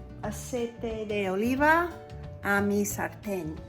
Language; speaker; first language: Spanish; non-native, learner; English